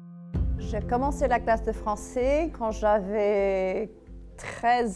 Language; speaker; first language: French; non-native, fluent; English